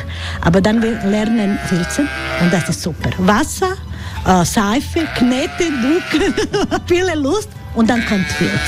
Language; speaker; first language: German; non-native, learner; Croatian